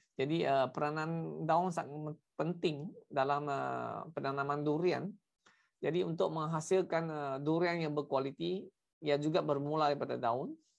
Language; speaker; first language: Malay; non-native, local second language; Chinese